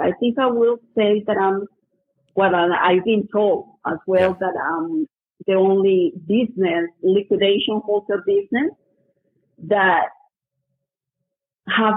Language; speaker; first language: English; non-native, fluent; Spanish